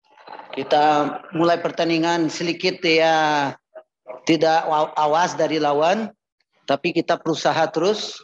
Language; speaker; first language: Indonesian; non-native, learner; Portuguese